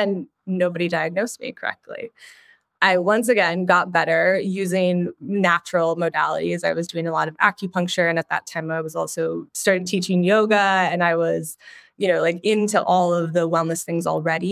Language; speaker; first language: English; native; English